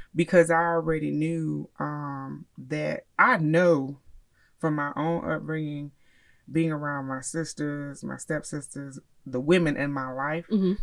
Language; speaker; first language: English; native; English